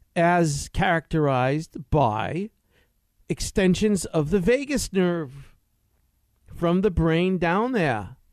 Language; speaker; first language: English; native; English